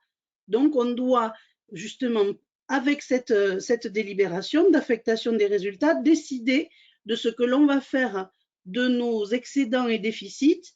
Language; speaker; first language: French; native; French